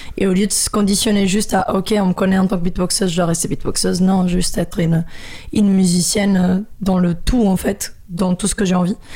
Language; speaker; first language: French; non-native, fluent; Portuguese